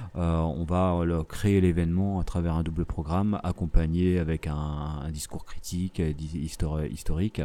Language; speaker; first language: French; native; French